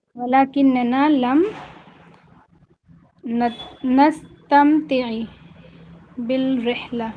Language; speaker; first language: Arabic; non-native, learner; Hindi